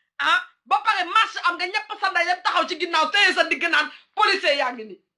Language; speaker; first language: Wolof; early bilingual, heritage; Wolof